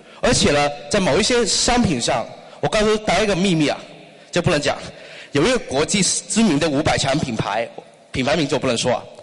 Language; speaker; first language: Chinese; non-native, local second language; Cantonese